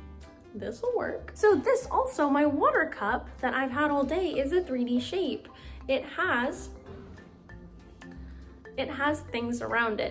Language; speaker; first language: English; native; English